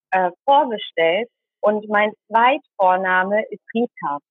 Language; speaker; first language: German; early bilingual, other home language; Tamil